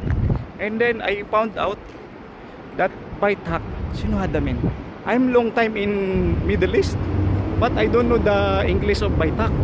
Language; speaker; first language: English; non-native, learner; Filipino